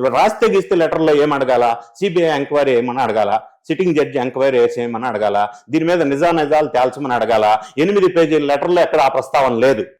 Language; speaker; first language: Telugu; native; Telugu